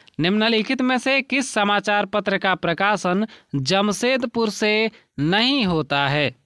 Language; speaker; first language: Hindi; native; Hindi